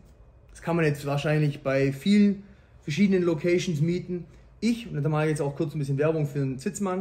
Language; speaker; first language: German; native; German